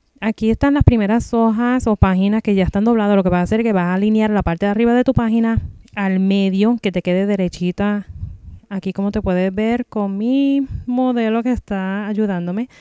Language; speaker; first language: Spanish; native; Spanish